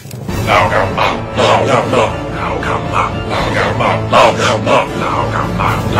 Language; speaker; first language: Chinese; non-native, learner; English